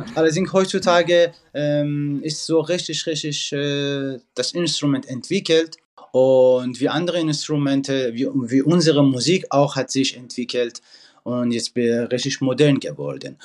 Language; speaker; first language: German; non-native, fluent; Persian